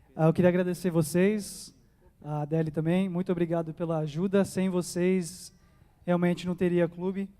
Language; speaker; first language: Portuguese; early bilingual, heritage; Portuguese